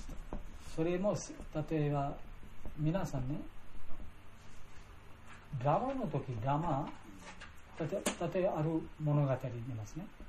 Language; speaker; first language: Japanese; non-native, learner; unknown